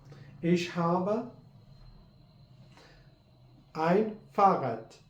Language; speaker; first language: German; non-native, learner; Persian